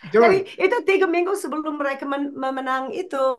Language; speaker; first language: Indonesian; non-native, fluent; English